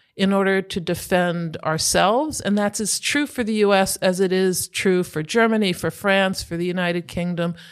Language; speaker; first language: English; native; English